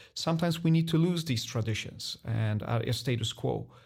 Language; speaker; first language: English; non-native, fluent; Polish